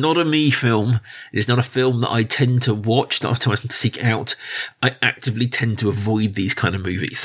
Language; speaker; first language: English; native; English